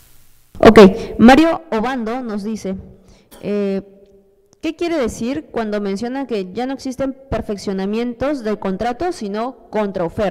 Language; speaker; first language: Spanish; native; Spanish